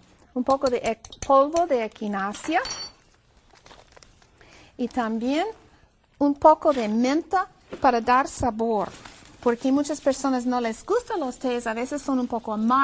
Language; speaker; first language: Spanish; non-native, fluent; English